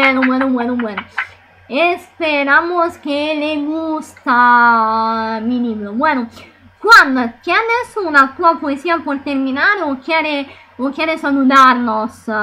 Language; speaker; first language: Spanish; non-native, fluent; Italian